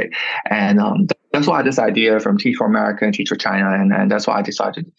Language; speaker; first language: English; non-native, local second language; Cantonese